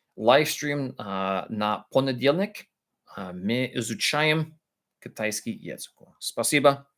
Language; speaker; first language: Russian; non-native, learner; English